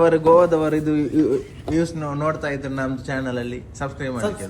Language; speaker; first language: Kannada; native; Kannada